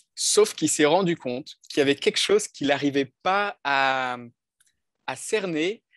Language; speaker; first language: French; native; French